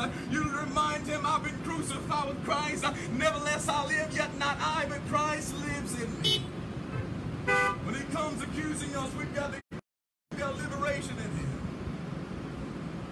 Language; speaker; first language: English; native; English